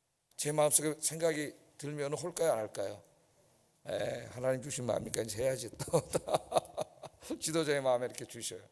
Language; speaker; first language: Korean; native; Korean